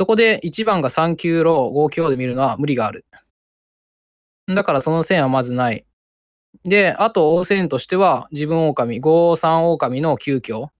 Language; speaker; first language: Japanese; native; Japanese